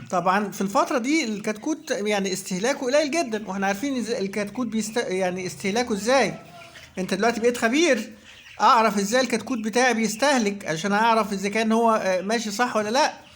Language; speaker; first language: Arabic; native; Arabic